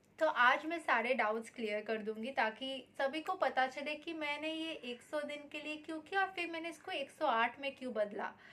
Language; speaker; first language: Hindi; non-native, local second language; Bangla